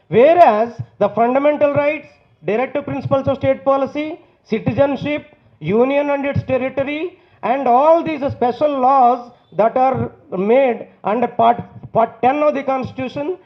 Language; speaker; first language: English; non-native, local second language; Telugu